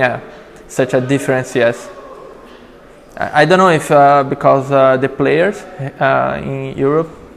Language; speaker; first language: English; non-native, learner; Portuguese